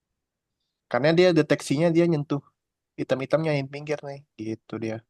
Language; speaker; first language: Indonesian; native; Indonesian